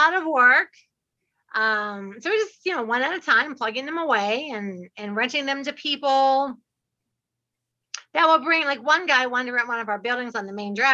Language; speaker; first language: English; native; English